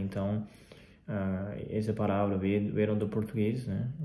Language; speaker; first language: Portuguese; non-native, fluent; Chinese